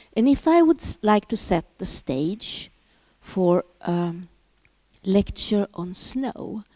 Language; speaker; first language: English; non-native, fluent; Swedish